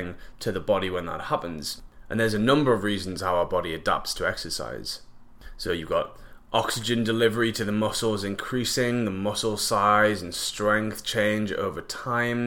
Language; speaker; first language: English; native; English